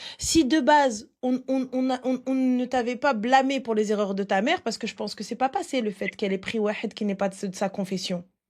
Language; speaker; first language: French; native; French